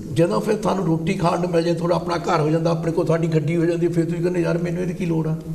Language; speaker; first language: Punjabi; native; Punjabi